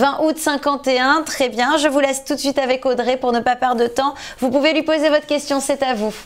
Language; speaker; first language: French; native; French